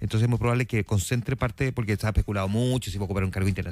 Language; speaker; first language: Spanish; native; Spanish